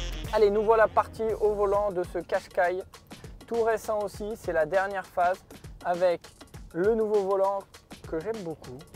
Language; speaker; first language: French; native; French